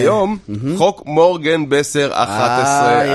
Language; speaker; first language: Hebrew; native; Hebrew